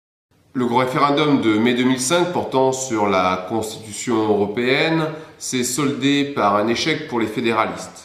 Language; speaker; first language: French; native; French